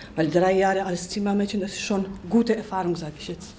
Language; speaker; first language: German; non-native, fluent; Polish